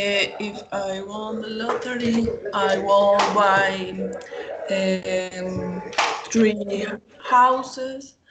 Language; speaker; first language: English; non-native, learner; Spanish